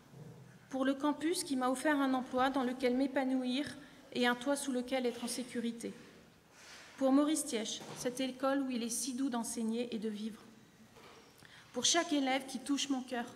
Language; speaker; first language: French; native; French